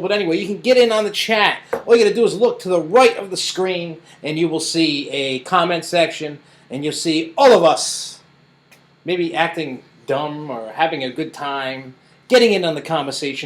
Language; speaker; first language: English; native; English